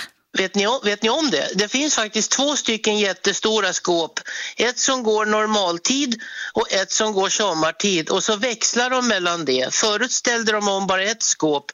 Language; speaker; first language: Swedish; native; Swedish